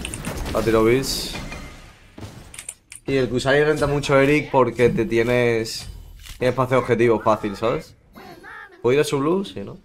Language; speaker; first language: Spanish; native; Spanish